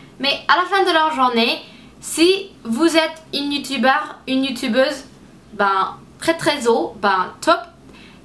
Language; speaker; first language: French; non-native, fluent; English